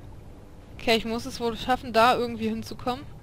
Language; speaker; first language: German; native; German